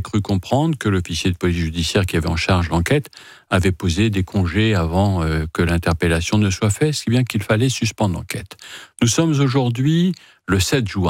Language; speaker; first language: French; native; French